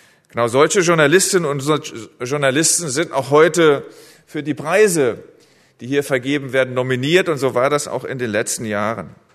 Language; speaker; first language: German; native; German